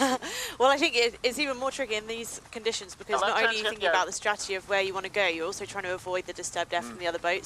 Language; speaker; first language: English; native; English